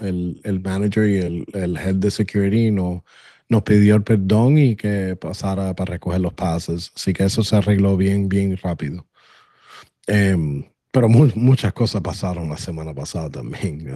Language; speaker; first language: Spanish; early bilingual, other home language; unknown